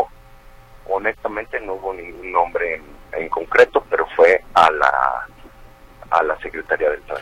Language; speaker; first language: Spanish; native; Spanish